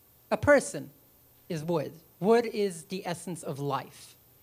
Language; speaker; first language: English; early bilingual, other home language; Yiddish